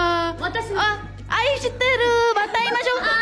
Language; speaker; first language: Japanese; non-native, learner; Korean